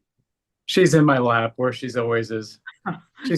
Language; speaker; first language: English; native; English